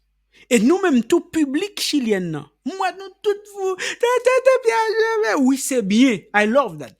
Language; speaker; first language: Haitian Creole; native; Haitian Creole